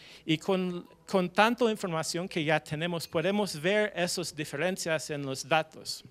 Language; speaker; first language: Spanish; non-native, fluent; English